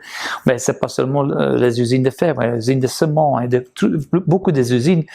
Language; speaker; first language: French; non-native, fluent; Dutch